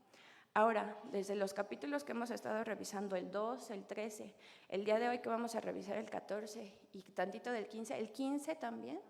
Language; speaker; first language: Spanish; native; Spanish